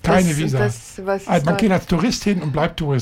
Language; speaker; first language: German; native; German